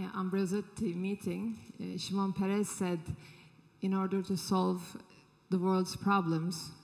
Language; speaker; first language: English; non-native, fluent; Turkish